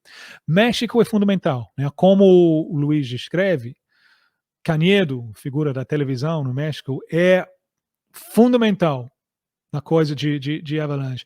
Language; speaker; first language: Portuguese; non-native, fluent; English